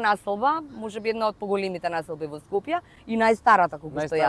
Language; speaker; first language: Macedonian; native; Macedonian